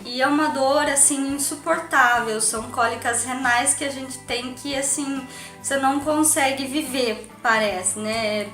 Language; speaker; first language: Portuguese; native; Portuguese